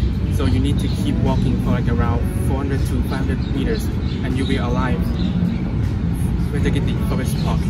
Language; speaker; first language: English; non-native, learner; Thai